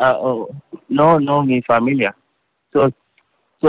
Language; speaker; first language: Spanish; non-native, learner; Wolof